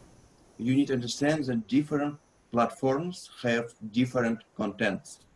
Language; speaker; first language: English; non-native, learner; Russian